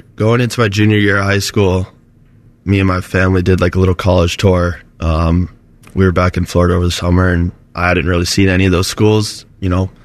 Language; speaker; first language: English; native; English